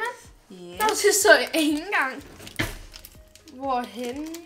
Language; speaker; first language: Danish; early bilingual, other home language; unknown